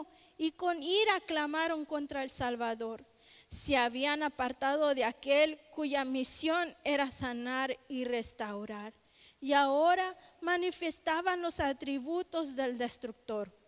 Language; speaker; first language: Spanish; native; Spanish